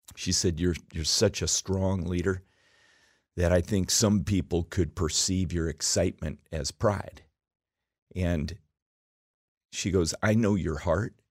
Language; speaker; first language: English; native; English